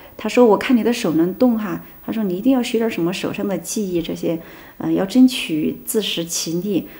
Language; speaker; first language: Chinese; native; Chinese